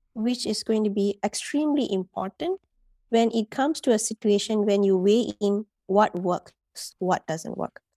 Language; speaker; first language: English; non-native, local second language; Tamil